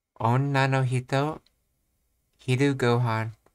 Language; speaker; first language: Japanese; non-native, learner; English